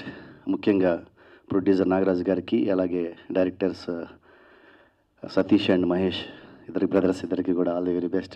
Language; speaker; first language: Telugu; native; Telugu